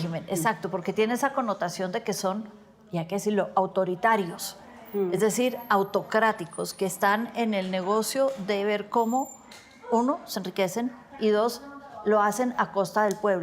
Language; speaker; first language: Spanish; native; Spanish